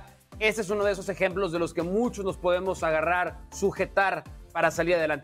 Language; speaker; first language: Spanish; native; Spanish